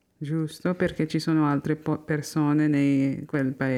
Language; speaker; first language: Italian; non-native, fluent; Filipino